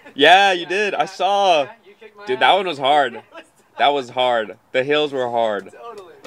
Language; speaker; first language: English; native; English